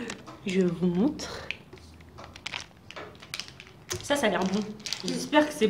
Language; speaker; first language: French; native; French